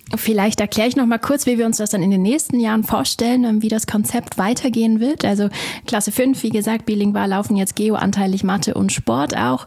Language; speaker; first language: German; native; German